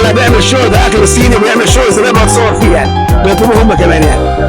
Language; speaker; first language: Arabic; native; Arabic